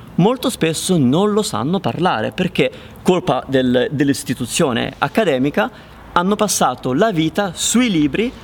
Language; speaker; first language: Italian; native; Italian